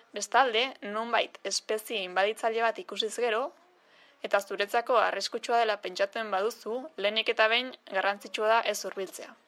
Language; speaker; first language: Basque; native; Basque